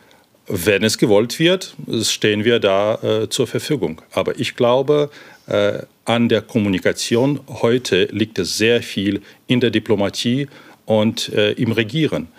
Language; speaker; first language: German; non-native, fluent; Ukrainian